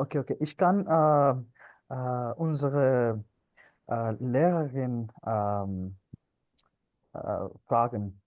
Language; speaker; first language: German; non-native, learner; Punjabi